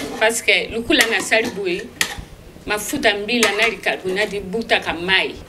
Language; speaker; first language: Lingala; non-native, local second language; Kituba (Democratic Republic of Congo)